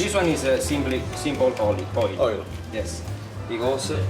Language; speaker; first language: English; non-native, learner; Italian